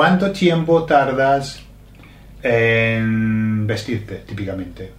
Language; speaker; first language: Spanish; non-native, fluent; English